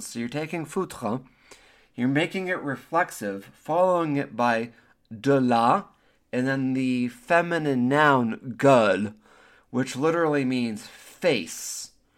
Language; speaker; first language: English; native; English